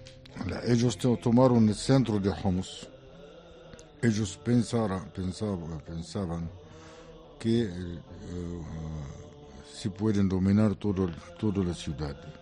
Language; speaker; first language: Spanish; non-native, fluent; Arabic